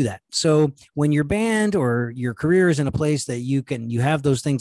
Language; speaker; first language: English; native; English